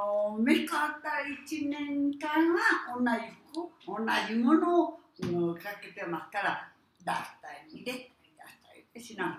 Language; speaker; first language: Japanese; non-native, learner; Spanish